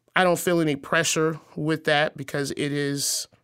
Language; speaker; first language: English; native; English